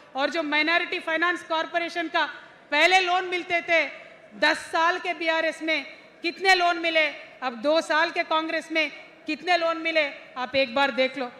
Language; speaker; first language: Hindi; non-native, local second language; Telugu